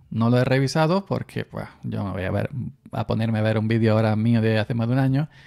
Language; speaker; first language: Spanish; native; Spanish